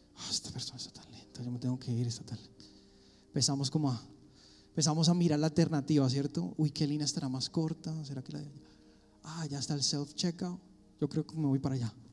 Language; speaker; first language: Spanish; early bilingual, heritage; Spanish